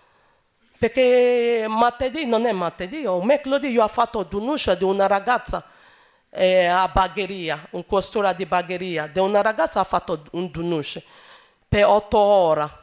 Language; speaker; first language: Italian; non-native, learner; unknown